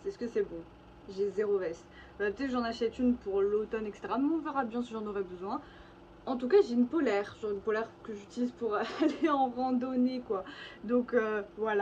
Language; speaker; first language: French; native; French